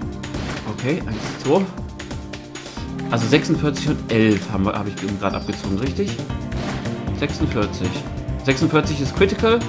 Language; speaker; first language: German; native; German